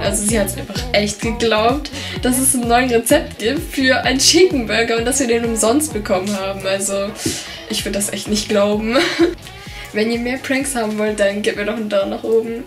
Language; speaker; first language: German; native; German